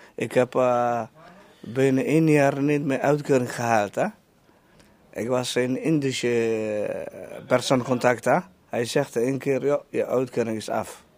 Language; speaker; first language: Dutch; non-native, learner; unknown